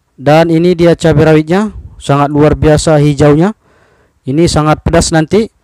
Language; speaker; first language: Indonesian; native; Indonesian